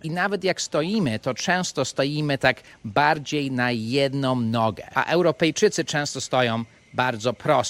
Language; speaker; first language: Polish; non-native, fluent; English